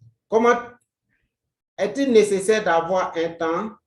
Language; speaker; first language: French; non-native, fluent; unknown